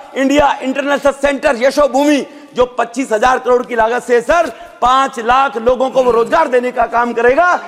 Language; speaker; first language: Hindi; native; Hindi